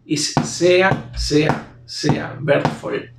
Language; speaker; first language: German; non-native, fluent; Spanish